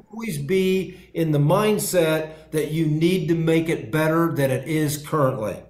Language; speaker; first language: English; native; English